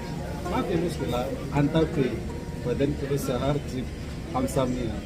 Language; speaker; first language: Arabic; non-native, learner; Indonesian